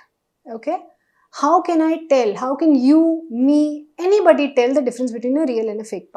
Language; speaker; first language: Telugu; non-native, local second language; Hindi